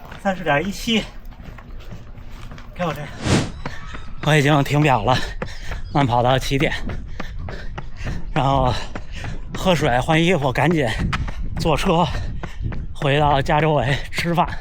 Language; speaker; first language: Chinese; native; Chinese